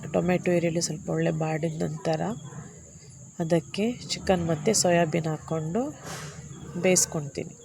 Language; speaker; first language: Kannada; native; Kannada